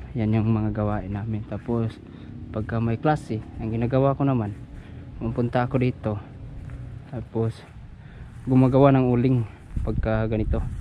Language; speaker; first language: Filipino; non-native, local second language; Cebuano